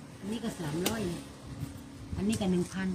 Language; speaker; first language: Thai; native; Thai